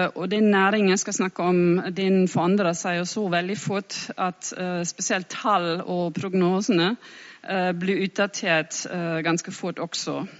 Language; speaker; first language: Norwegian; non-native, fluent; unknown